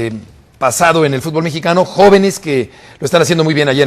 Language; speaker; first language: Spanish; native; Spanish